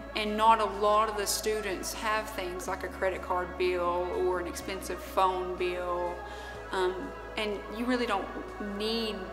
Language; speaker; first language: English; native; English